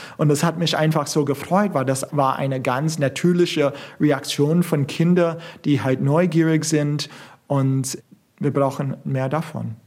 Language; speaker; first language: German; non-native, fluent; English